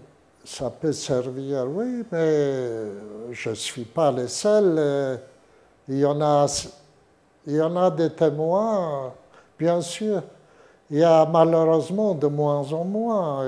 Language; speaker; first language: French; non-native, fluent; Yiddish